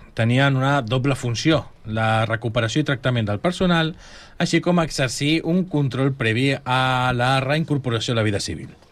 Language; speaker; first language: Catalan; native; Catalan